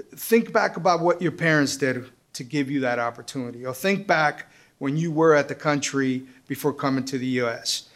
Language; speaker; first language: English; early bilingual, other home language; Spanish